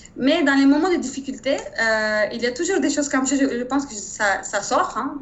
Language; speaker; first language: French; non-native, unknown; Turkish